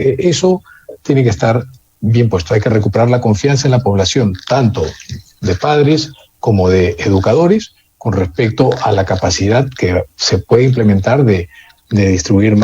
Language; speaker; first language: Spanish; native; Spanish